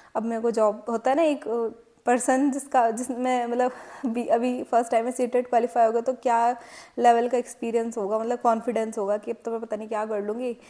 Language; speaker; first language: Hindi; native; Hindi